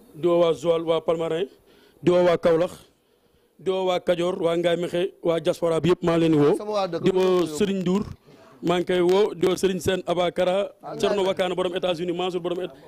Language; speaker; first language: Wolof; native; Wolof